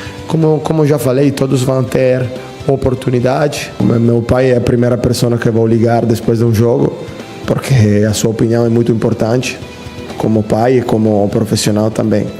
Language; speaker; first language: Portuguese; non-native, fluent; Italian